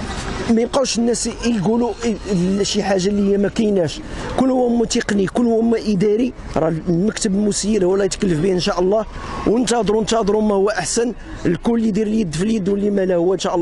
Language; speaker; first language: Arabic; native; Arabic